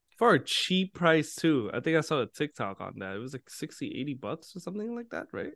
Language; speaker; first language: English; early bilingual, other home language; Vietnamese